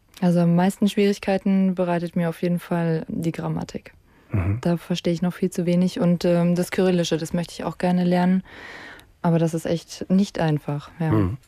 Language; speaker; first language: German; native; German